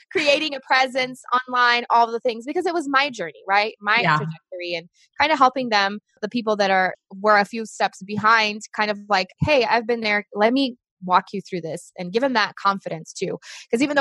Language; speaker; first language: English; non-native, fluent; Portuguese